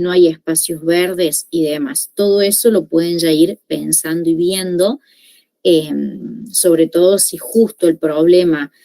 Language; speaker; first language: Spanish; native; Spanish